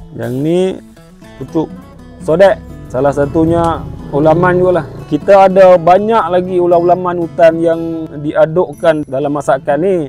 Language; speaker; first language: Malay; non-native, local second language; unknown